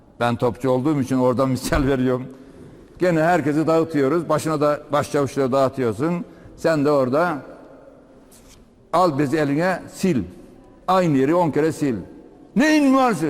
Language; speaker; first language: Turkish; native; Turkish